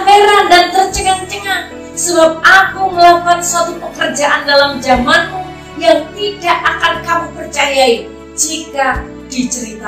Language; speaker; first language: Indonesian; native; Indonesian